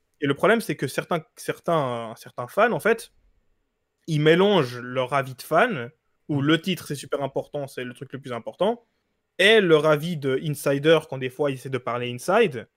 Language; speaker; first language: French; early bilingual, other home language; Portuguese